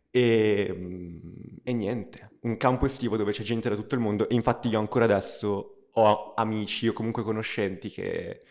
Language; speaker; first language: Italian; early bilingual, other home language; Russian